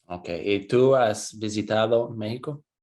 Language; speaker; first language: Spanish; non-native, fluent; English